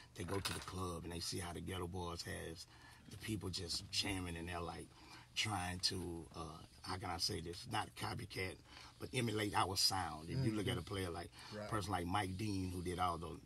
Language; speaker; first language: English; native; English